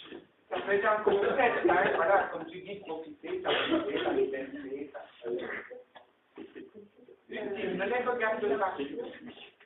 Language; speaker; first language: French; native; French